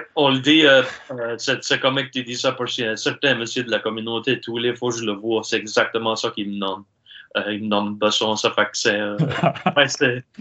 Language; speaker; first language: French; native; French